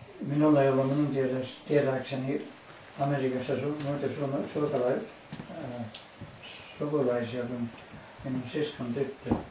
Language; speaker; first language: Finnish; early bilingual, heritage; English